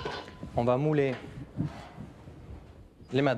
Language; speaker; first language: French; native; French